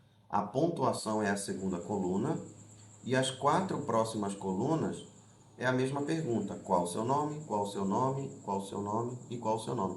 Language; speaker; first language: Portuguese; native; Portuguese